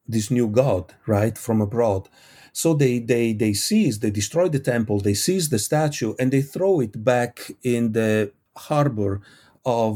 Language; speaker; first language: English; non-native, fluent; Italian